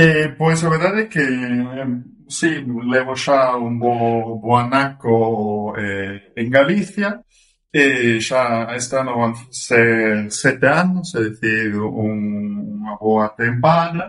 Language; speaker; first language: Galician; non-native, fluent; German